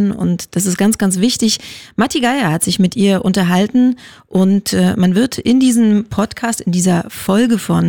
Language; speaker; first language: German; native; German